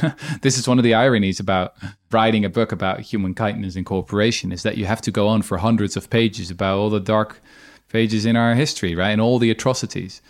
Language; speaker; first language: English; non-native, fluent; Dutch